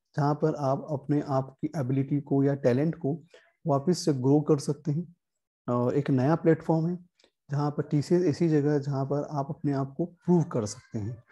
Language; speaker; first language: Hindi; native; Hindi